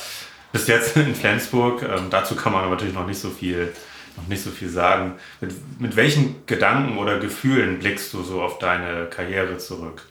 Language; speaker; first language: German; native; German